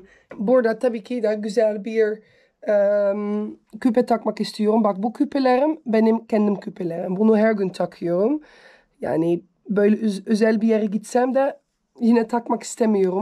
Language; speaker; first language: Turkish; early bilingual, heritage; Turkish